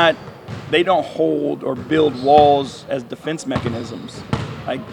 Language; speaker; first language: English; native; English